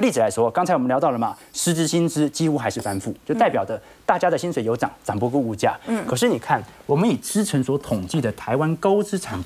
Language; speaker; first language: Chinese; native; Chinese